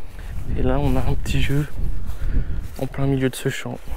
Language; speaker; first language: French; native; French